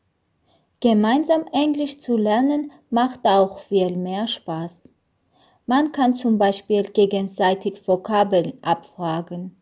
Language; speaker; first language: German; non-native, learner; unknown